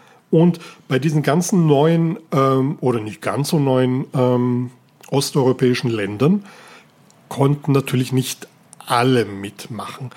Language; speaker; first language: German; native; German